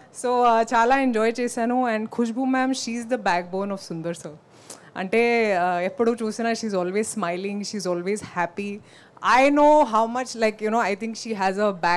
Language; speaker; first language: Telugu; non-native, local second language; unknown